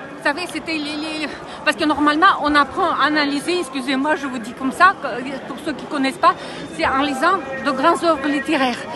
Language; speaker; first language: French; non-native, fluent; Russian